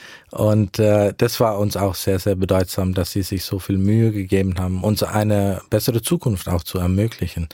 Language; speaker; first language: German; early bilingual, heritage; German